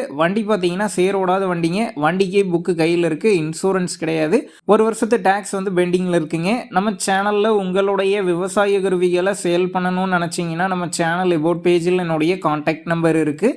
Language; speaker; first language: Tamil; native; Tamil